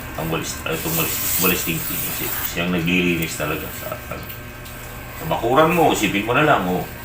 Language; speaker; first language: Filipino; native; Filipino